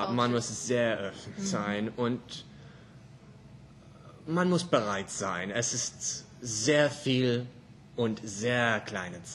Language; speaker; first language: German; non-native, learner; English